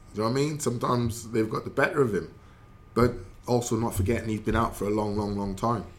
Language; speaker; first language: English; native; English